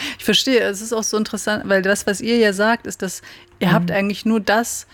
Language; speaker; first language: German; native; German